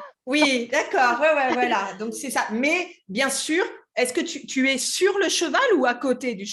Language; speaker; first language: French; native; French